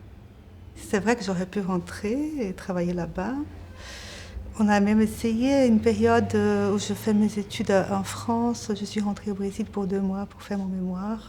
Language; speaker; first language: French; non-native, fluent; Portuguese